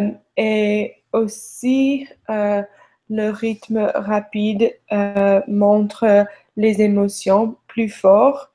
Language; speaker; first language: French; non-native, learner; English